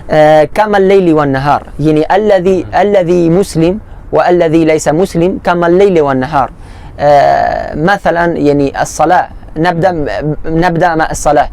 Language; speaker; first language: Arabic; non-native, learner; Spanish